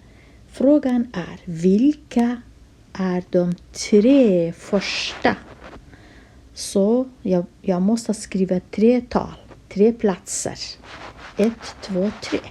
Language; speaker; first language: Swedish; non-native, fluent; Kurdish